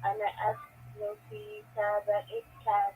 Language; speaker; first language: Arabic; non-native, learner; English